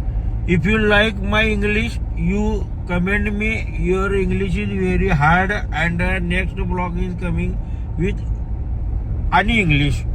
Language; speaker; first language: English; non-native, learner; Marathi